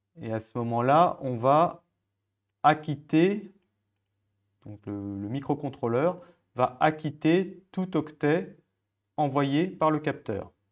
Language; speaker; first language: French; native; French